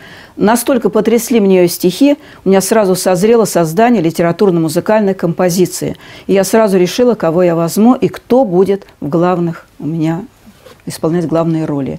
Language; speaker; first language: Russian; native; Russian